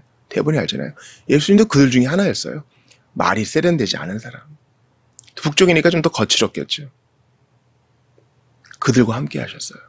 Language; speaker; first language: Korean; native; Korean